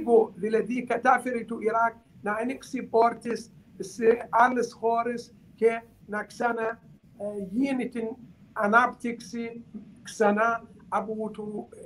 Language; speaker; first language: Greek; non-native, learner; Arabic